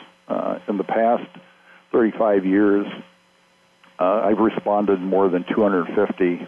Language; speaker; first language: English; native; English